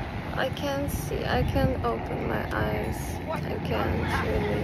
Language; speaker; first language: English; non-native, learner; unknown